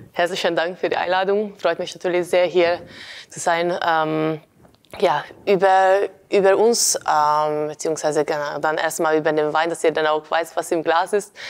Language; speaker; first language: German; non-native, fluent; Hungarian